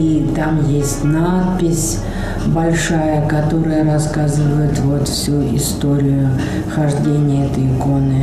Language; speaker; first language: Russian; native; Russian